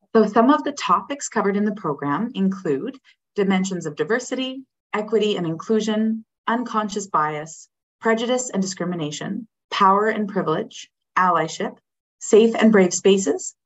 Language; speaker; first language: English; native; English